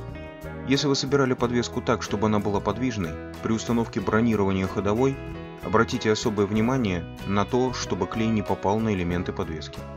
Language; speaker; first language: Russian; native; Russian